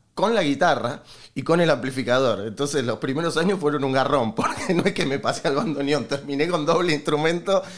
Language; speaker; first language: Spanish; native; Spanish